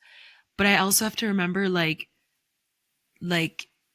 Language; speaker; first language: English; early bilingual, heritage; English